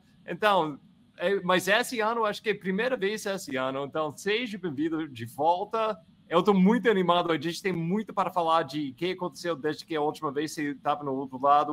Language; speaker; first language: Portuguese; non-native, fluent; English